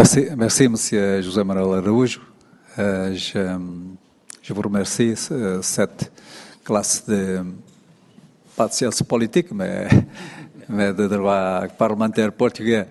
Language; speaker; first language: French; non-native, fluent; Portuguese